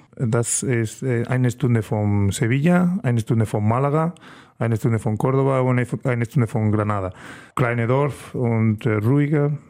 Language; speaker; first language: German; non-native, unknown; Spanish